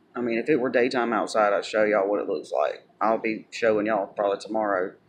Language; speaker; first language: English; native; English